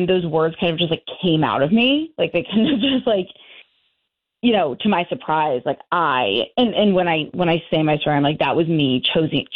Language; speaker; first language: English; native; English